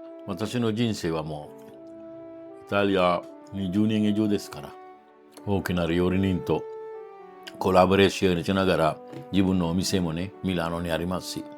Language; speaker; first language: Japanese; non-native, fluent; Italian